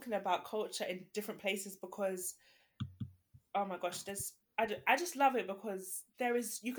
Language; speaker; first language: English; native; English